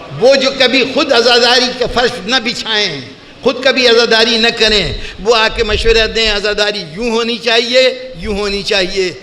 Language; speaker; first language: Urdu; native; Urdu